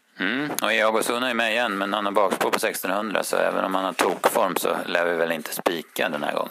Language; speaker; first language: Swedish; native; Swedish